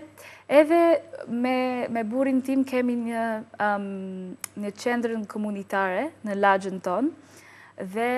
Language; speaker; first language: Albanian; non-native, learner; English